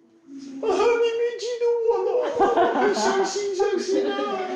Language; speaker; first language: Chinese; non-native, fluent; English